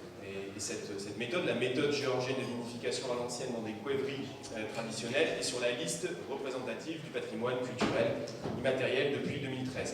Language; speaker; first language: French; native; French